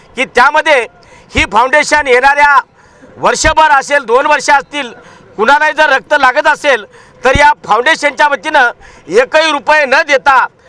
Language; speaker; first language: Marathi; native; Marathi